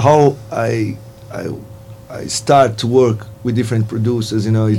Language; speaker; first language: English; non-native, fluent; Portuguese